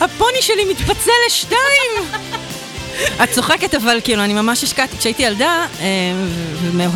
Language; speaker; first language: Hebrew; native; Hebrew